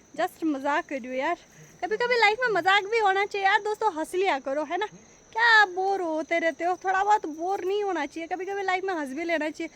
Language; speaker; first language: Hindi; non-native, fluent; Nepali